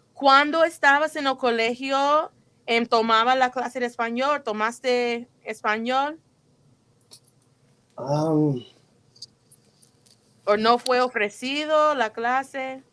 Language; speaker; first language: Spanish; non-native, fluent; English